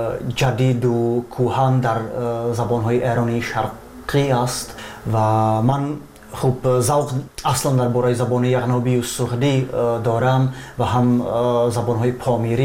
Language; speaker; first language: Persian; non-native, fluent; Czech